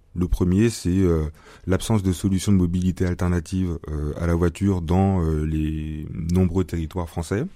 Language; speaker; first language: French; native; French